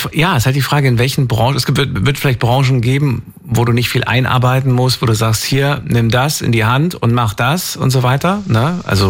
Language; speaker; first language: German; native; German